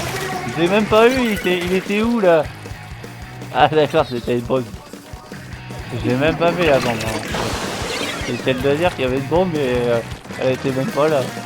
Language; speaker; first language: French; native; French